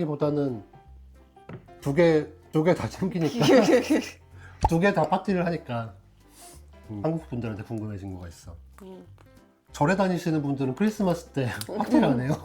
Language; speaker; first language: Korean; native; Korean